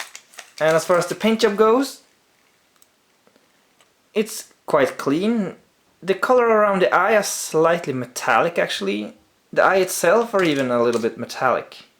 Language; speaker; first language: English; non-native, fluent; Swedish